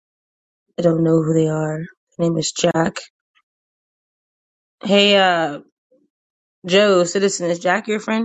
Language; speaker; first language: English; native; English